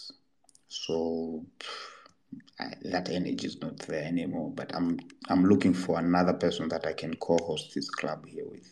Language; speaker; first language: English; non-native, local second language; Swahili